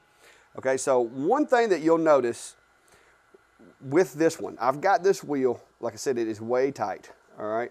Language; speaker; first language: English; native; English